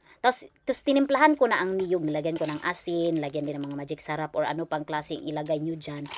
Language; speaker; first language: Filipino; non-native, local second language; Cebuano